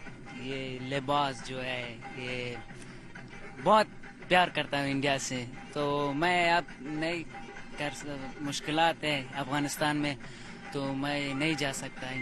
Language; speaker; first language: Hindi; non-native, learner; Pashto